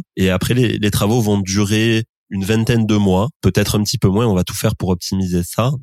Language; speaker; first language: French; native; French